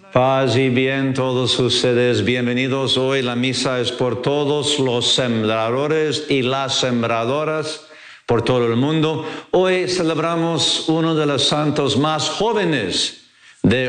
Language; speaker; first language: Spanish; non-native, fluent; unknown